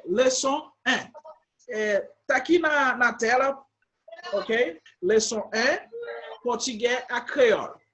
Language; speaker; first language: Portuguese; non-native, fluent; Haitian Creole